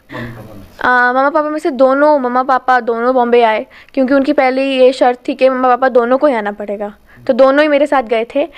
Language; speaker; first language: Hindi; native; Hindi